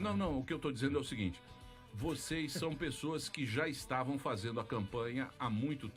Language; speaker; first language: Portuguese; native; Portuguese